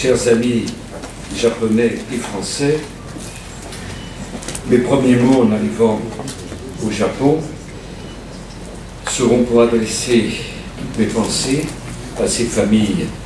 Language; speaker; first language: French; native; French